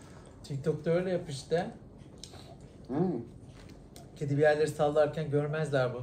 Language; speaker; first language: Turkish; native; Turkish